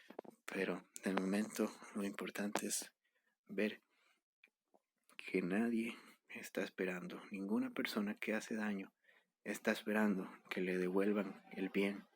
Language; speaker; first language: Spanish; native; Spanish